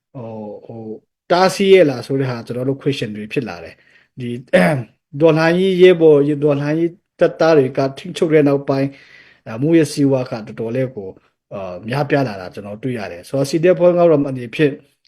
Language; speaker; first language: Burmese; non-native, local second language; Hakha Chin